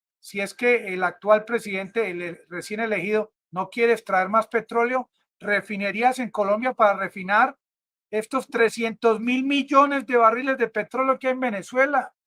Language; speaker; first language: Spanish; native; Spanish